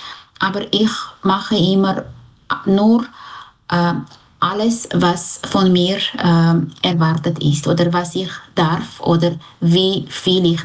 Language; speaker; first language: German; non-native, fluent; Armenian